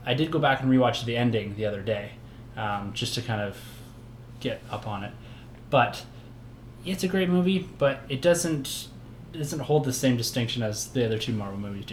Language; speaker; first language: English; native; English